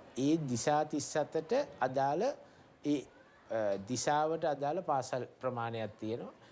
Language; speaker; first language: Sinhala; native; Sinhala